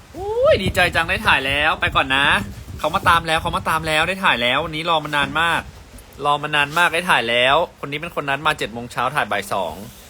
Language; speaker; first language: Thai; native; Thai